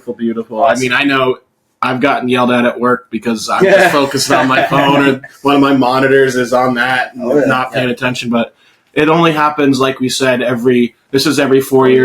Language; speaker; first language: English; native; English